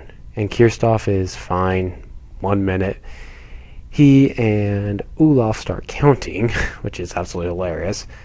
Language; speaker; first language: English; native; English